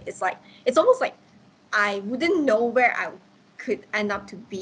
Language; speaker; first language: English; non-native, local second language; Cantonese